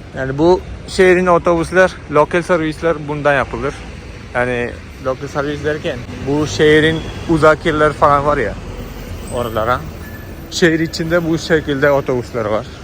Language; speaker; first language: Turkish; non-native, fluent; Malayalam